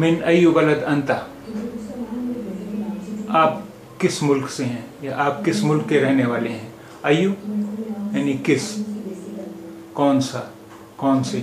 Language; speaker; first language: Urdu; native; Urdu